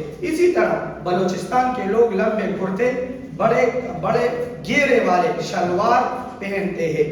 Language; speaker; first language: Urdu; non-native, local second language; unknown